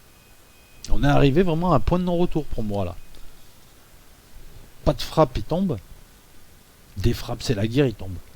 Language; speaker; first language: French; native; French